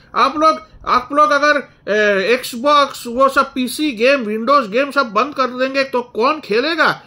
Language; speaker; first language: Hindi; non-native, local second language; Bangla